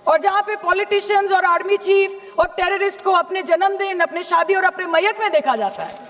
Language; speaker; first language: Hindi; non-native, local second language; Bangla